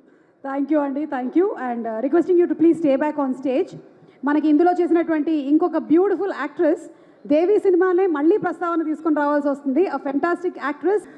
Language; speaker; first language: Telugu; native; Telugu